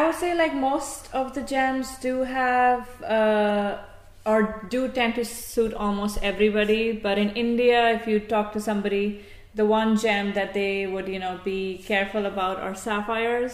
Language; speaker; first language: English; non-native, local second language; Hindi